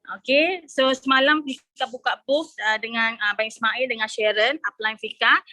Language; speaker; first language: Malay; native; Malay